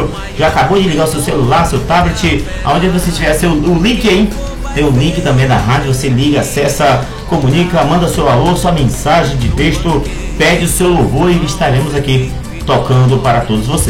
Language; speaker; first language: Portuguese; native; Portuguese